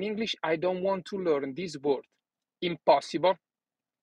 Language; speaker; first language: English; non-native, learner; Italian